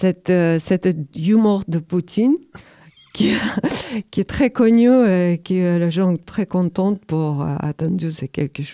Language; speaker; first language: French; non-native, learner; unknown